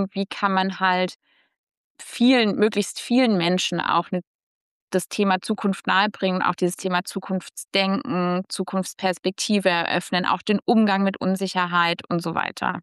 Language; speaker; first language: German; native; German